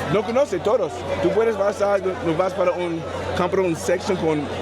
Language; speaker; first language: Spanish; non-native, learner; English